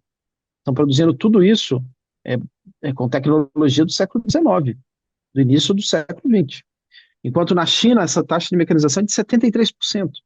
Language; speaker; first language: Portuguese; native; Portuguese